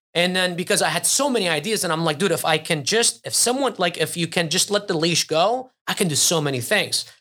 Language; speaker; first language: English; early bilingual, other home language; Arabic